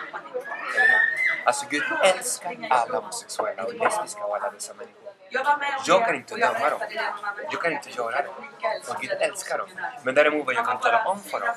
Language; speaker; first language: Swedish; non-native, fluent; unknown